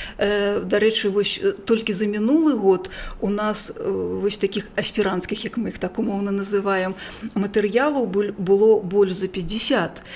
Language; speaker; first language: Belarusian; native; Belarusian